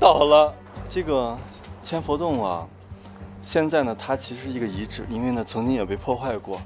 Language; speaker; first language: Chinese; native; Chinese